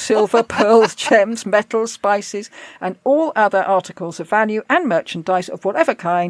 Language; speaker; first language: English; native; English